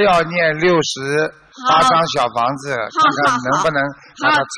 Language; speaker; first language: Chinese; native; Chinese